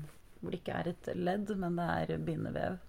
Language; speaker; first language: Norwegian; native; Norwegian